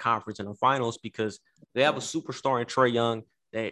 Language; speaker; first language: English; native; English